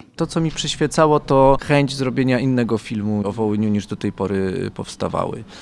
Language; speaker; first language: Polish; native; Polish